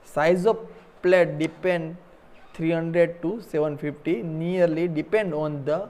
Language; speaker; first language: English; non-native, local second language; Gujarati